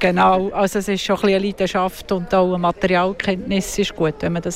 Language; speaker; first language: German; native; German